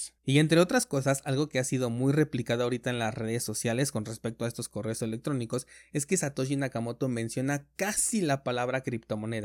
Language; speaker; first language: Spanish; native; Spanish